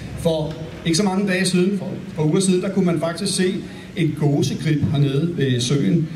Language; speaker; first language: Danish; native; Danish